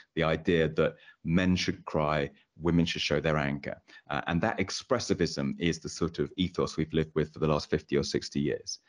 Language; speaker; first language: English; native; English